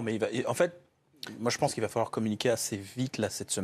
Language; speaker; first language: French; native; French